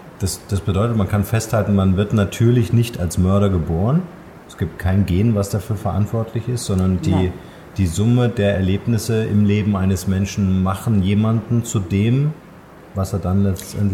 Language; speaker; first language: German; native; German